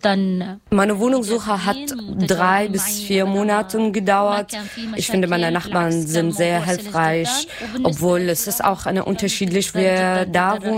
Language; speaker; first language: German; non-native, learner; Arabic